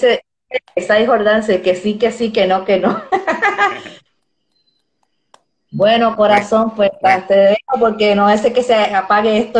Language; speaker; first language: Spanish; native; Spanish